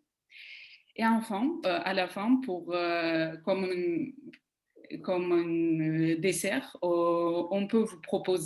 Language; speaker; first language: French; non-native, fluent; Kazakh